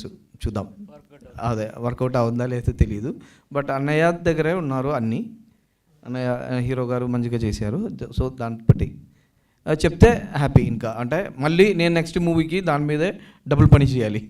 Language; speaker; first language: Telugu; non-native, local second language; Malayalam